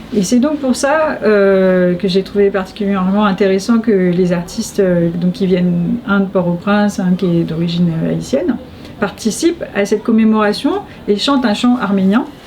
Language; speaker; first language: French; native; French